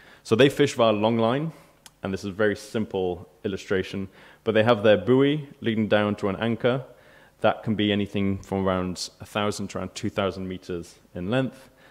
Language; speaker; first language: English; native; English